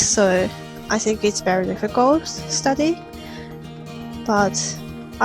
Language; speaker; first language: English; non-native, fluent; Japanese